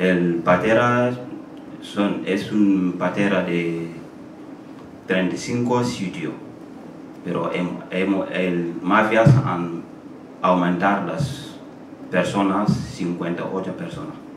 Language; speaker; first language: Spanish; non-native, learner; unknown